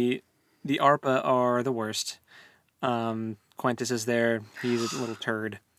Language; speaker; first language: English; native; English